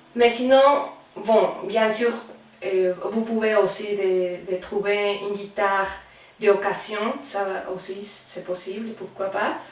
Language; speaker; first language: French; non-native, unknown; Spanish